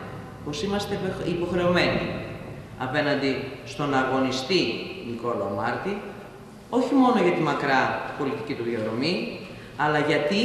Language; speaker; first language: Greek; native; Greek